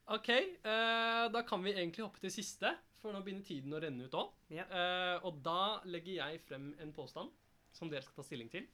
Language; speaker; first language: Norwegian; early bilingual, other home language; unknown